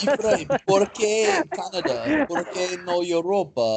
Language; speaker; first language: Spanish; non-native, learner; English